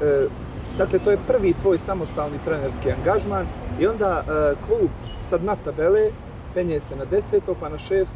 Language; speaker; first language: Serbian; native; Serbian